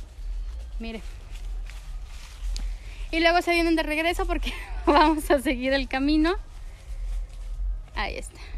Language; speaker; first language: Spanish; native; Spanish